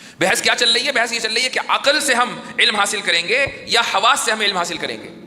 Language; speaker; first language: Urdu; native; Urdu